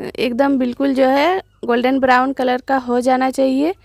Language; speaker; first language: Hindi; native; Hindi